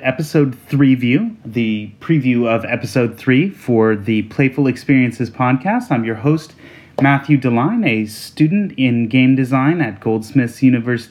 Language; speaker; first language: English; native; English